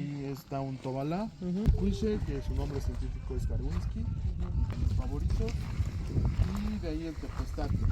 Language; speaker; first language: Spanish; native; Spanish